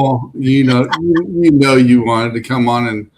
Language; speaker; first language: English; native; English